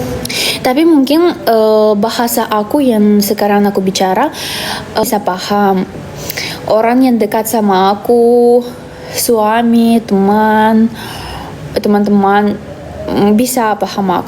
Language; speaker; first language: Indonesian; non-native, fluent; Russian